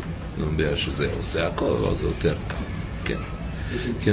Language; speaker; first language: Hebrew; native; Hebrew